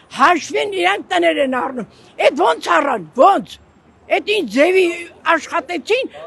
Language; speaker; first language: Armenian; native; Armenian